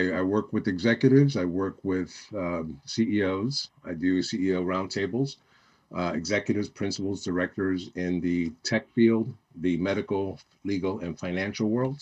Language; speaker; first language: English; native; English